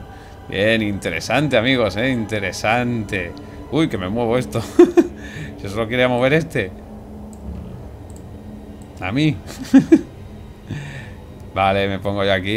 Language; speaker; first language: Spanish; native; Spanish